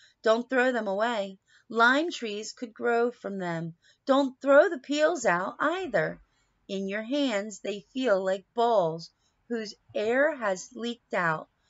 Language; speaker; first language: English; native; English